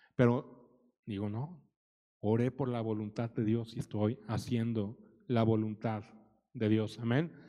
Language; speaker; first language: Spanish; native; Spanish